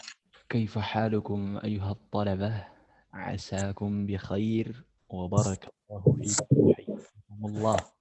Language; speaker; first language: Arabic; non-native, fluent; Indonesian